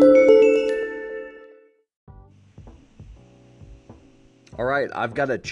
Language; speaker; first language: English; native; English